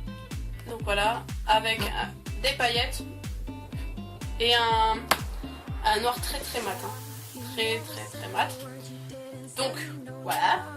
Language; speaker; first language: French; native; French